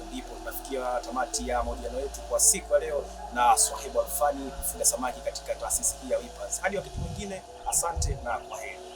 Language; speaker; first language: Swahili; native; Swahili